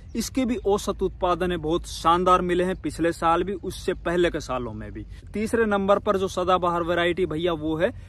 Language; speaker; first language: Hindi; native; Hindi